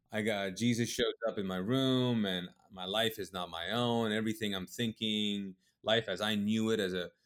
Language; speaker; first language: English; early bilingual, other home language; Urdu